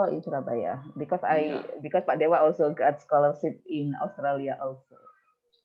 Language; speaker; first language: English; non-native, fluent; Indonesian